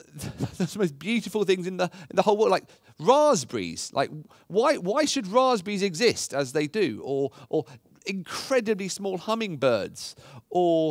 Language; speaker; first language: English; native; English